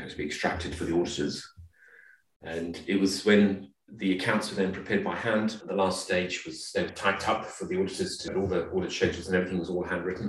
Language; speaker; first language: English; native; English